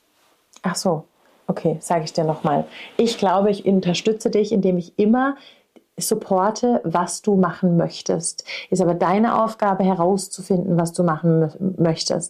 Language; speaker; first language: German; native; German